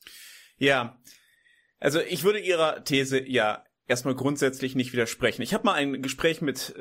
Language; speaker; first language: German; native; German